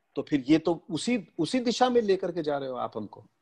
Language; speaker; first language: Hindi; native; Hindi